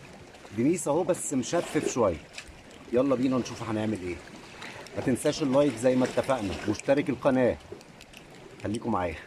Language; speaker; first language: Arabic; native; Arabic